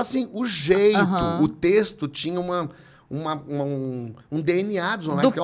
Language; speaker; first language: Portuguese; native; Portuguese